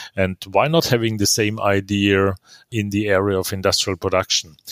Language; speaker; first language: English; non-native, fluent; German